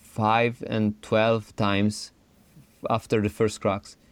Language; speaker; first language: English; non-native, fluent; Italian